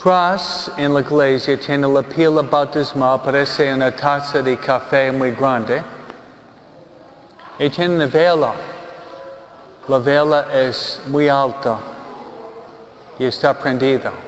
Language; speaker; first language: Spanish; non-native, fluent; English